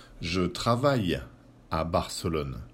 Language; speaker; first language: French; non-native, fluent; Spanish